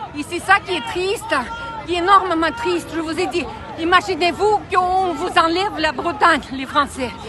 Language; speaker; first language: French; non-native, fluent; Russian